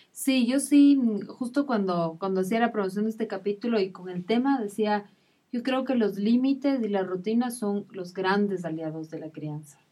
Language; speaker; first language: Spanish; native; Spanish